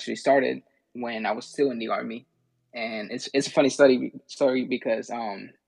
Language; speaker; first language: English; early bilingual, other home language; Spanish